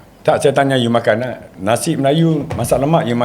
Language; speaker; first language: Malay; native; Malay